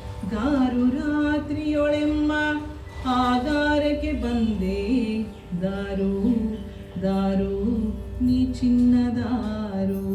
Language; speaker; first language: Kannada; native; Kannada